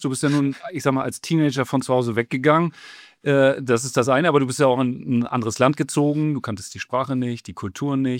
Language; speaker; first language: German; native; German